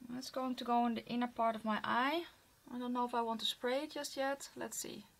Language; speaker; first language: English; non-native, fluent; Dutch